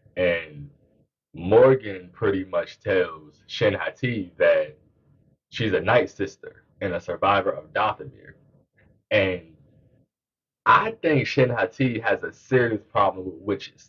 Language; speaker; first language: English; native; English